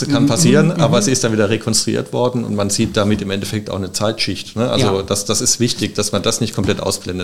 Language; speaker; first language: German; native; German